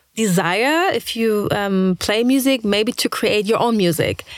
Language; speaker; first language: English; early bilingual, other home language; German